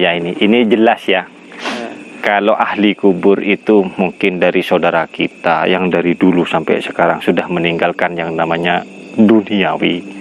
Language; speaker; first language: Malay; non-native, local second language; Madurese